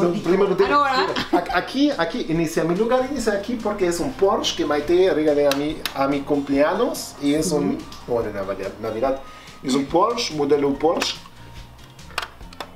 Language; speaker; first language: Spanish; non-native, fluent; German